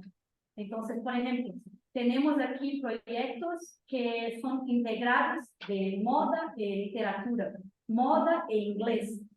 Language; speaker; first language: Spanish; non-native, fluent; Portuguese